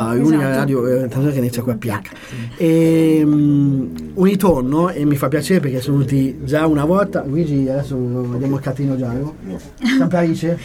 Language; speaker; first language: Italian; native; Italian